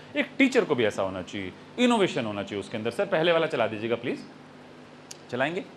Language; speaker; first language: Hindi; native; Hindi